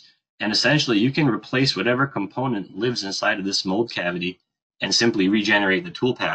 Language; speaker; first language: English; native; English